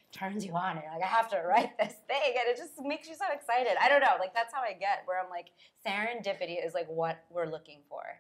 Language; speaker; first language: English; native; English